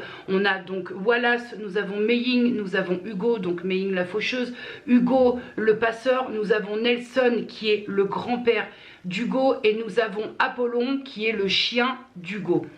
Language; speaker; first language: French; native; French